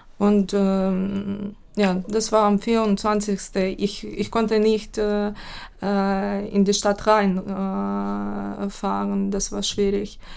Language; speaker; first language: German; non-native, learner; Ukrainian